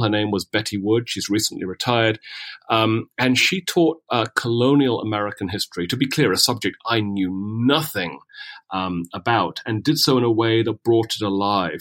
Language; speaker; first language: English; native; English